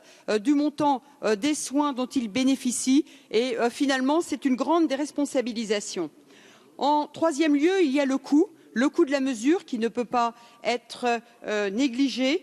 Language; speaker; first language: French; native; French